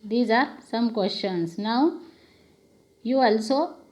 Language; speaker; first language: English; non-native, local second language; Marathi